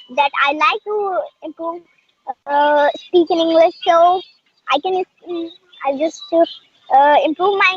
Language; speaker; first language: English; non-native, learner; Hindi